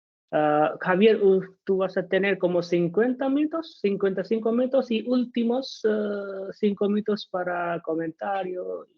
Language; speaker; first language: Spanish; non-native, fluent; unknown